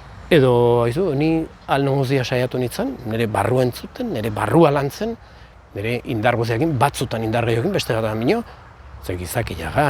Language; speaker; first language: Basque; native; Basque